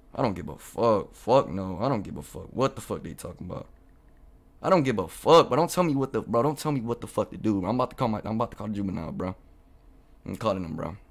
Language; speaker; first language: English; native; English